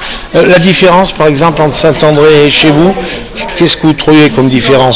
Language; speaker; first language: French; native; French